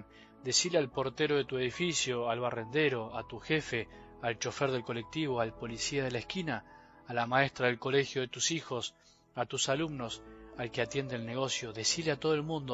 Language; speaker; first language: Spanish; native; Spanish